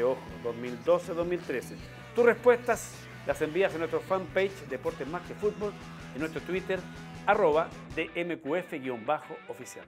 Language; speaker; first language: Spanish; native; Spanish